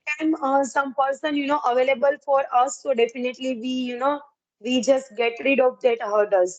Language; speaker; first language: English; non-native, learner; Gujarati